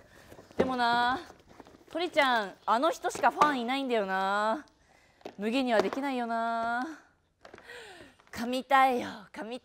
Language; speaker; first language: Japanese; native; Japanese